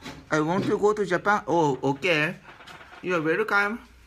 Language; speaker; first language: English; non-native, learner; Japanese